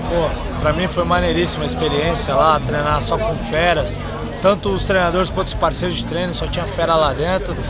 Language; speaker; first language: Portuguese; native; Portuguese